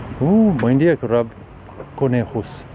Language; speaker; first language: Spanish; non-native, learner; English